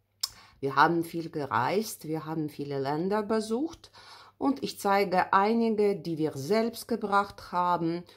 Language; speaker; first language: German; non-native, fluent; Russian